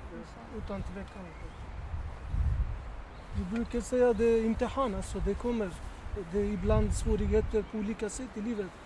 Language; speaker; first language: Swedish; early bilingual, other home language; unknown